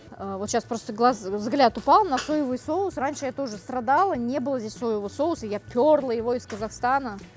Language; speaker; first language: Russian; native; Russian